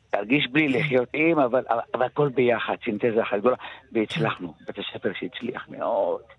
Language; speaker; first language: Hebrew; early bilingual, other home language; Arabic